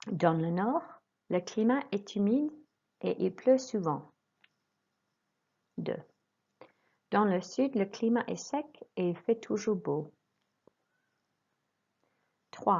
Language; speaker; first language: French; non-native, fluent; English